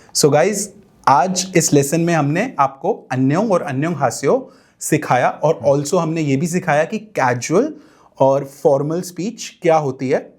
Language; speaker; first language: Hindi; native; Hindi